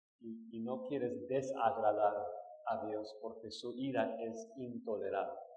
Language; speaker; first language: Spanish; non-native, fluent; English